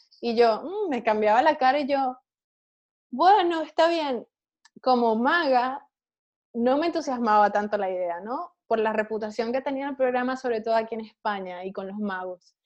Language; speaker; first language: Spanish; native; Spanish